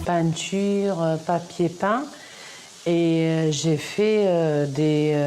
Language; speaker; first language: French; native; French